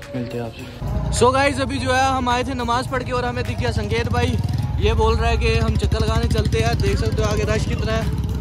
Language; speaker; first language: Hindi; native; Hindi